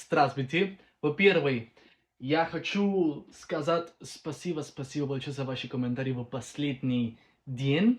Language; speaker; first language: Russian; non-native, learner; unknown